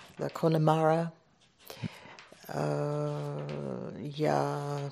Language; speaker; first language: French; non-native, fluent; English